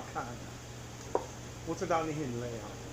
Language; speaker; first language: Chinese; non-native, learner; English